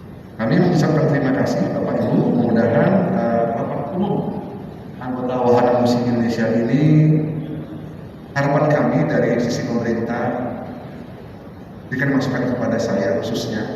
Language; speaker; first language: Indonesian; native; Indonesian